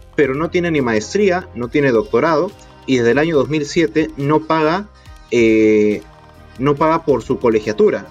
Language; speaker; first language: Spanish; native; Spanish